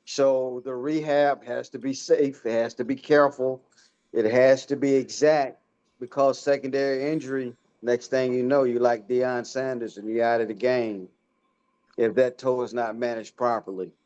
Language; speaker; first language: English; native; English